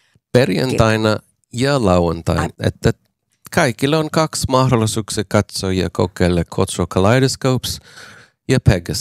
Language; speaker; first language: Finnish; non-native, learner; English